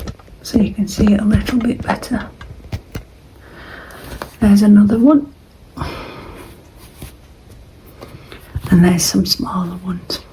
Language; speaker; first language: English; native; English